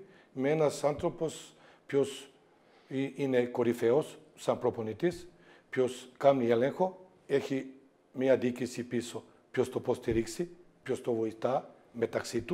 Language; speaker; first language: Greek; non-native, fluent; Serbian